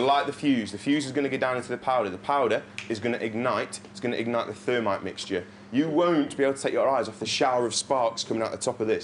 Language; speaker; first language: English; native; English